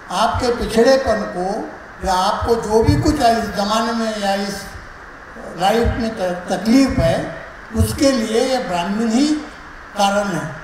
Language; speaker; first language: Hindi; non-native, local second language; Marathi